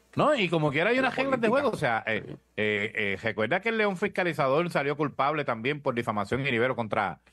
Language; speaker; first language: Spanish; native; Spanish